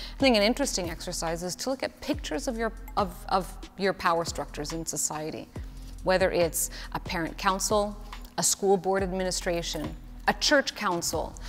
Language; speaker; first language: English; early bilingual, other home language; Ukrainian